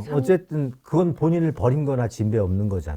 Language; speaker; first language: Korean; native; Korean